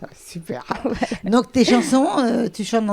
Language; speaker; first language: French; native; French